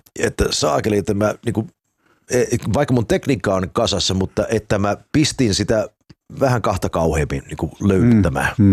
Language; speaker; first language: Finnish; non-native, fluent; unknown